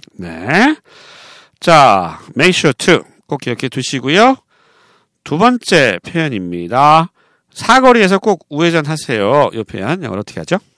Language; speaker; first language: Korean; native; Korean